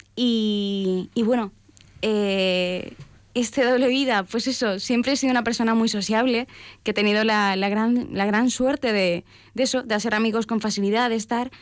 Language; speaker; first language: Spanish; native; Spanish